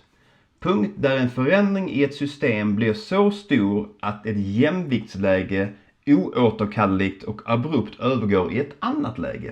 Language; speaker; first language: Swedish; native; Swedish